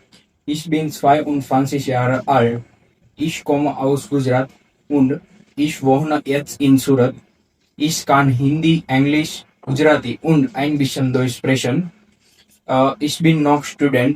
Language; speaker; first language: German; non-native, learner; Gujarati